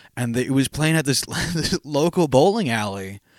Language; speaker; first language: English; native; English